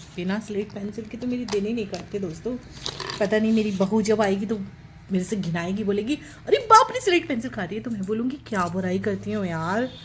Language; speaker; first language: Hindi; non-native, local second language; Bangla